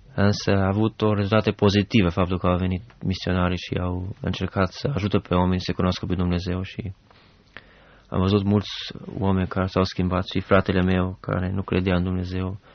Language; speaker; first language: Romanian; non-native, fluent; Albanian